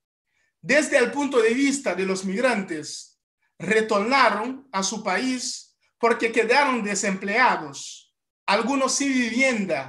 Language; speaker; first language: Spanish; non-native, fluent; Haitian Creole